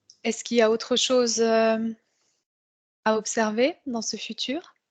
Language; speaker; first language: French; native; French